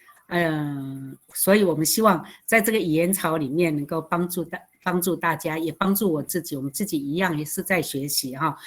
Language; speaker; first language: Chinese; non-native, local second language; Amis